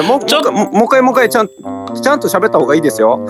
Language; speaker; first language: Japanese; native; Japanese